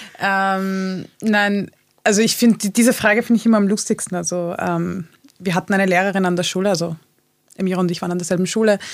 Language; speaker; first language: German; early bilingual, other home language; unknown